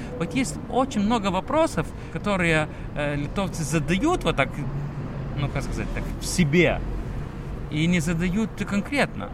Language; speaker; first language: Russian; non-native, local second language; Lithuanian